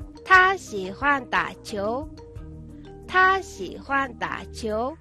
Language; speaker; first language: Chinese; non-native, fluent; Mongolian